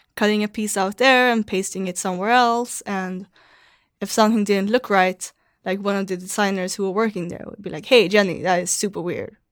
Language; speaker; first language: English; non-native, fluent; Swedish